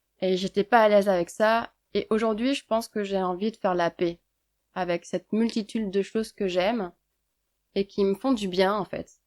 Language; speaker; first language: French; native; French